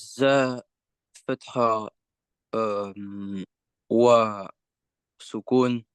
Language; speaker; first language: Arabic; non-native, learner; Estonian